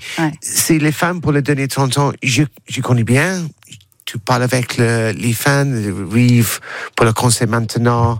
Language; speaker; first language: French; non-native, learner; English